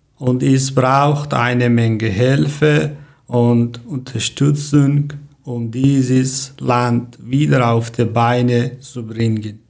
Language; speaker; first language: German; non-native, learner; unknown